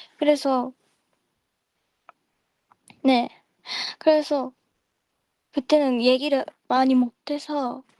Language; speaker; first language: Korean; non-native, fluent; Japanese